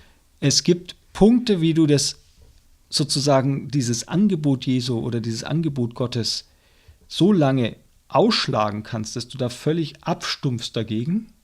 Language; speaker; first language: German; native; German